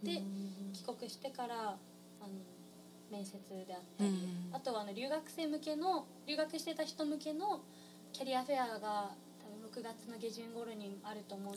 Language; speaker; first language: Japanese; native; Japanese